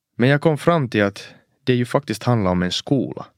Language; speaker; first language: Swedish; native; Swedish